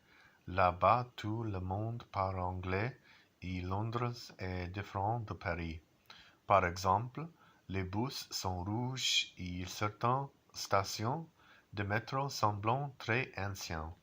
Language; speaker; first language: French; non-native, learner; English